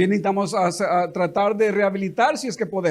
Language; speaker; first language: Spanish; native; Spanish